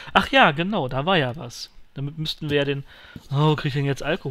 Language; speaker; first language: German; native; German